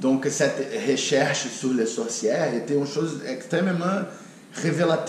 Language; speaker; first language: French; non-native, fluent; Portuguese